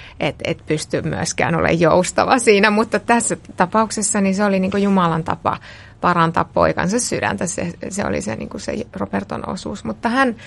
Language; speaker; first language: Finnish; native; Finnish